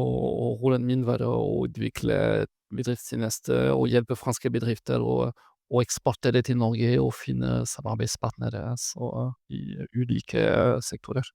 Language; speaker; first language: Norwegian; non-native, fluent; French